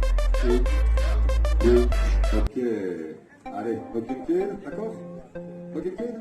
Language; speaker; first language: Dutch; non-native, local second language; French